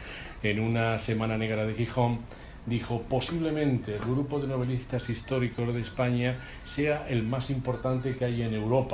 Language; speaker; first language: Spanish; native; Spanish